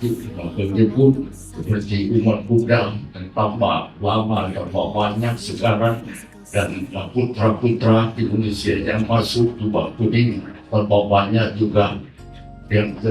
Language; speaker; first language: Indonesian; non-native, learner; Thai